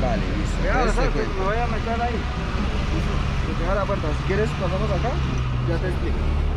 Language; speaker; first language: Spanish; native; Spanish